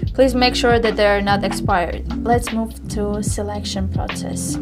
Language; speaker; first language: English; non-native, fluent; Tajik